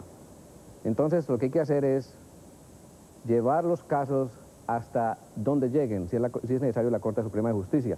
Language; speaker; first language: Spanish; native; Spanish